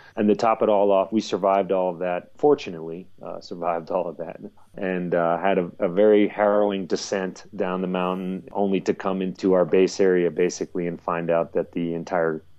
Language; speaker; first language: English; native; English